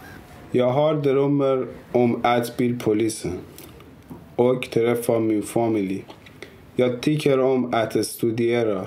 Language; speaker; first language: Swedish; non-native, learner; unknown